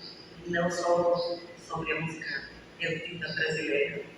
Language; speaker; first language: Portuguese; non-native, fluent; Bulgarian